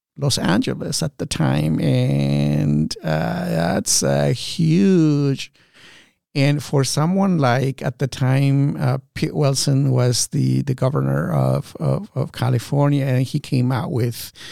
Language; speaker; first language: English; non-native, fluent; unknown